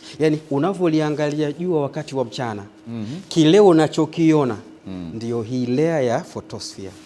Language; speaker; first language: Swahili; native; Swahili